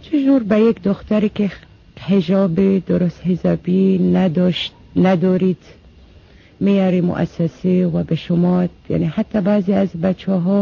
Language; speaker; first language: Persian; non-native, fluent; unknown